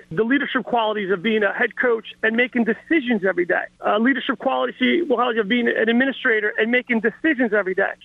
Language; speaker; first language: English; native; English